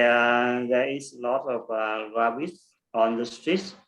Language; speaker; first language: English; non-native, learner; Vietnamese